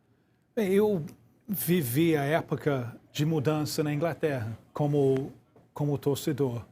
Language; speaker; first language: Portuguese; non-native, fluent; English